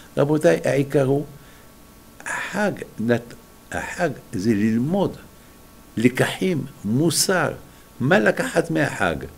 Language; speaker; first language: Hebrew; non-native, fluent; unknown